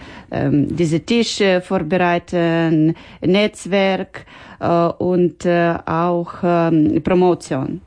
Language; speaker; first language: German; non-native, learner; Ukrainian